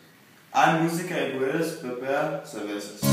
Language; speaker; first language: Spanish; non-native, learner; Danish